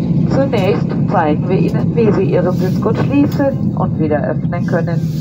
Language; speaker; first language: German; native; German